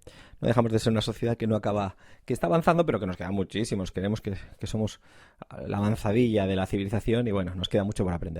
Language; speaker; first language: Spanish; native; Spanish